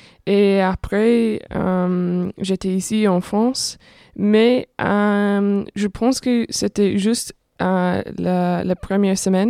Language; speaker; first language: French; non-native, fluent; English